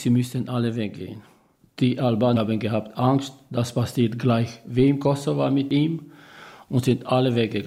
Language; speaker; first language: German; non-native, learner; Albanian